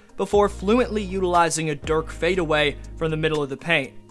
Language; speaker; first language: English; native; English